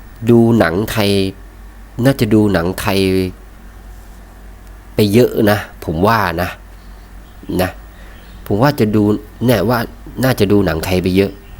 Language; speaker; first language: Thai; native; Thai